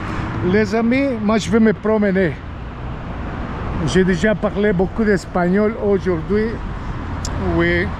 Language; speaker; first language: French; non-native, fluent; Spanish